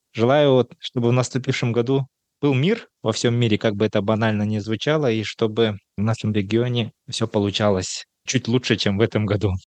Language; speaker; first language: Russian; non-native, local second language; Kazakh